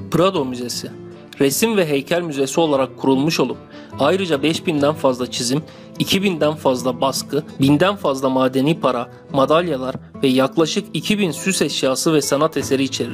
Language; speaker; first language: Turkish; native; Turkish